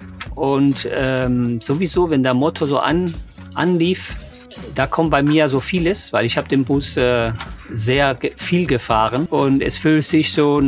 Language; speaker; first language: German; non-native, fluent; English